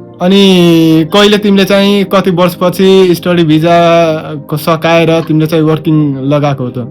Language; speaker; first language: Nepali; native; Nepali